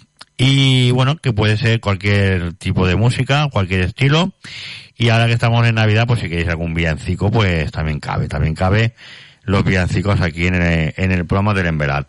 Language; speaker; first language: Spanish; native; Spanish